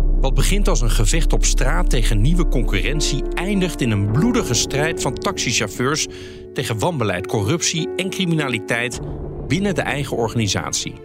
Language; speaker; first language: Dutch; native; Dutch